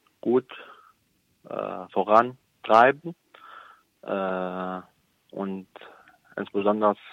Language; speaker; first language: German; non-native, fluent; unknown